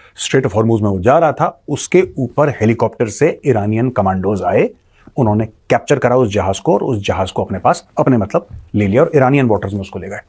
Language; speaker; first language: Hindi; native; Hindi